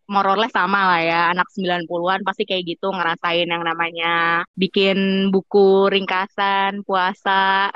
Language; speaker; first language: Indonesian; native; Indonesian